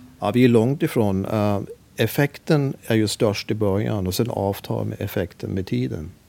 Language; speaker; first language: Swedish; non-native, fluent; German